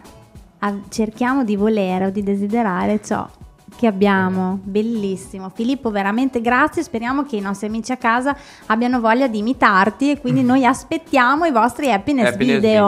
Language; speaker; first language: Italian; native; Italian